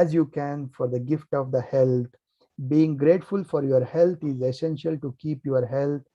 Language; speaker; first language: English; non-native, local second language; Kannada